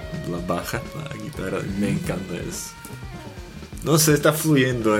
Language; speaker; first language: Spanish; non-native, fluent; Slovak